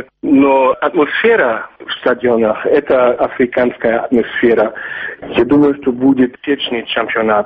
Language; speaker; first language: Russian; non-native, learner; German